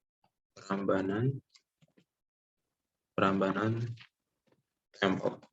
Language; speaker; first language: English; non-native, local second language; Indonesian